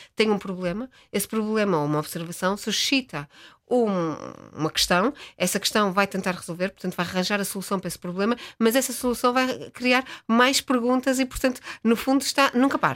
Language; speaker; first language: Portuguese; native; Portuguese